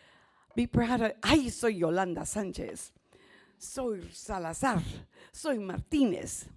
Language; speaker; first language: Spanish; early bilingual, heritage; Spanish